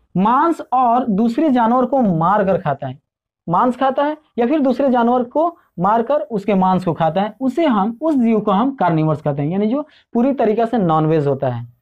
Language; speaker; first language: Hindi; native; Hindi